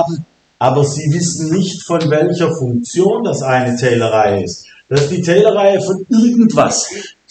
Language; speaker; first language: German; native; German